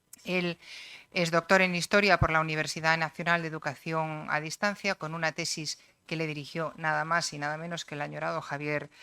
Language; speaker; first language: Spanish; native; Spanish